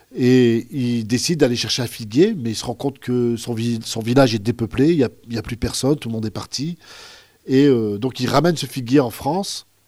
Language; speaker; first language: French; early bilingual, other home language; Arabic